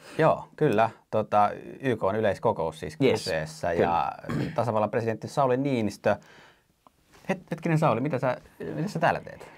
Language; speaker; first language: Finnish; native; Finnish